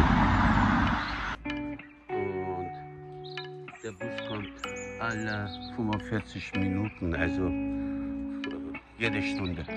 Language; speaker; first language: German; non-native, fluent; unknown